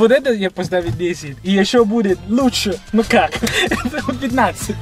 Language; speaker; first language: Russian; non-native, learner; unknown